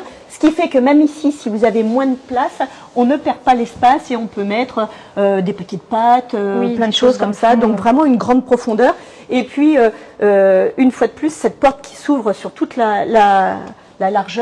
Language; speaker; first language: French; native; French